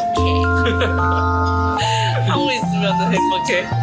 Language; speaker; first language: Korean; non-native, learner; Chinese